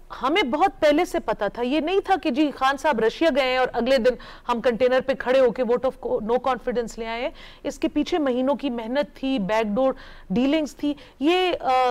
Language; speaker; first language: Hindi; native; Hindi